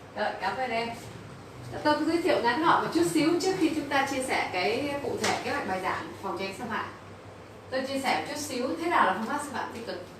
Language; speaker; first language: Vietnamese; native; Vietnamese